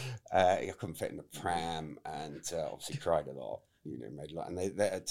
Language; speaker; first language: English; native; English